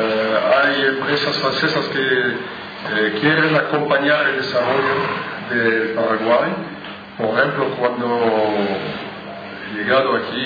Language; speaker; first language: Spanish; non-native, fluent; French